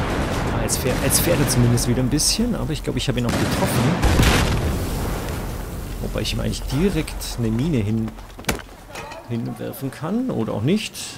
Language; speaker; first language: German; native; German